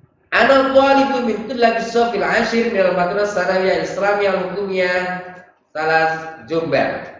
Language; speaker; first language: Arabic; non-native, fluent; Indonesian